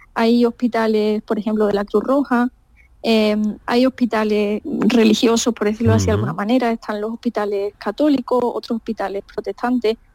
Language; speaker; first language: Spanish; native; Spanish